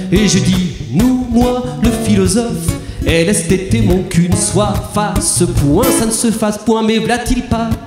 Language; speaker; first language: French; native; French